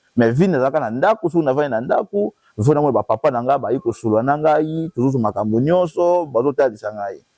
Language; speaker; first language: Lingala; non-native, local second language; Kongo